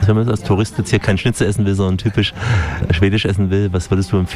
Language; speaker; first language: German; native; German